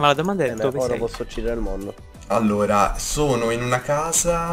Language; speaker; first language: Italian; native; Italian